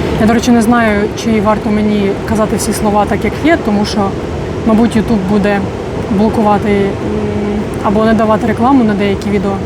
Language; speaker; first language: Ukrainian; non-native, local second language; Russian